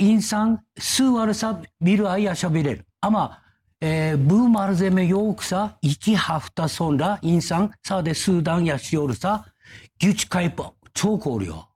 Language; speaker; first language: Turkish; non-native, learner; Japanese